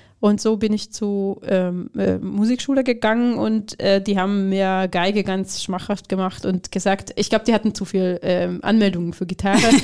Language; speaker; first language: German; non-native, fluent; Hungarian